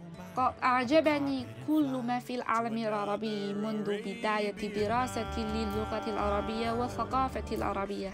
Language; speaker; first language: Arabic; non-native, learner; Chinese